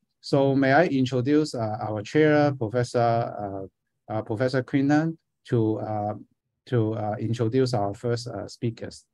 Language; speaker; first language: English; non-native, fluent; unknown